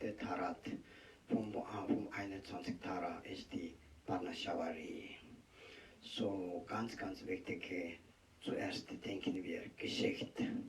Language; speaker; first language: German; non-native, learner; Tibetan